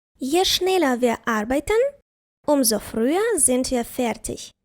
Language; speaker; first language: German; non-native, fluent; Ukrainian